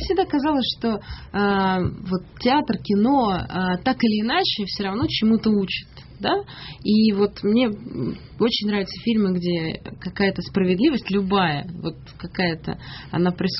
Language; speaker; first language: Russian; native; Russian